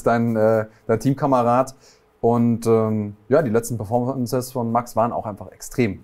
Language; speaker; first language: German; native; German